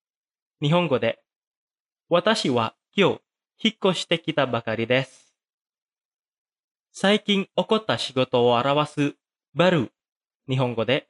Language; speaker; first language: Japanese; non-native, fluent; Indonesian